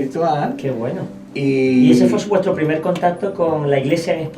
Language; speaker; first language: Spanish; native; Spanish